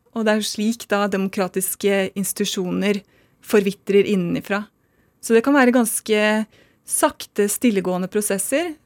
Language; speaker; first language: Norwegian; native; Norwegian